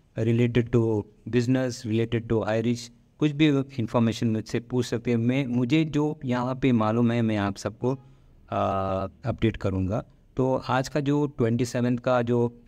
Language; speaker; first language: Hindi; non-native, local second language; Malayalam